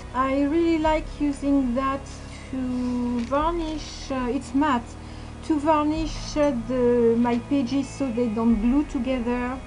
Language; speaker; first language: English; non-native, fluent; French